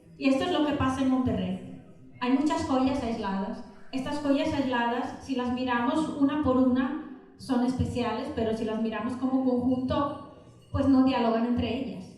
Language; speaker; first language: Spanish; non-native, fluent; Italian